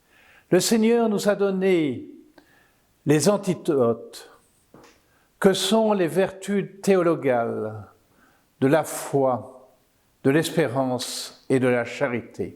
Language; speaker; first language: French; native; French